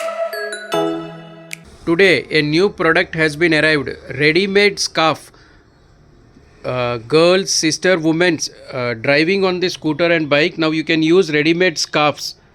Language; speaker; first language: English; non-native, local second language; Telugu